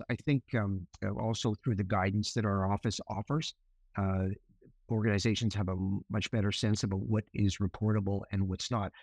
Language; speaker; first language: English; native; English